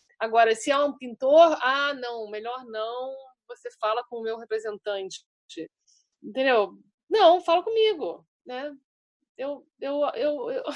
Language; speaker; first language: Portuguese; native; Portuguese